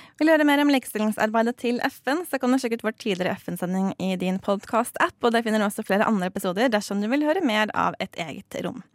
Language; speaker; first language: Norwegian; native; Norwegian